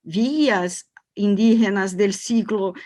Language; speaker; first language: Spanish; non-native, learner; Portuguese